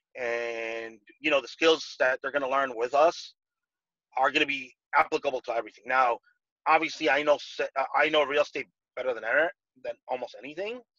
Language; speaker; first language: English; non-native, fluent; Spanish